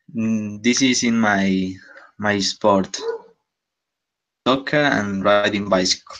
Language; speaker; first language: English; non-native, learner; Spanish